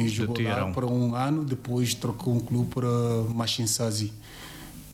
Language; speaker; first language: Portuguese; non-native, learner; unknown